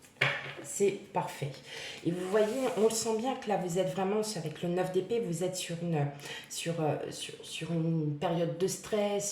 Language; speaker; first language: French; native; French